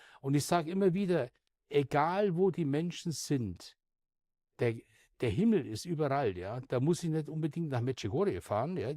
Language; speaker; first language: German; native; German